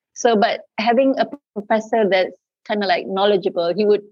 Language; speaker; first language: English; non-native, local second language; Malay